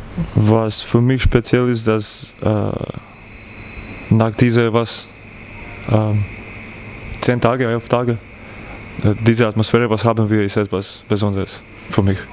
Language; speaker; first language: German; non-native, learner; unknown